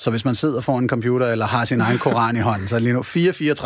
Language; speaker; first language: Danish; native; Danish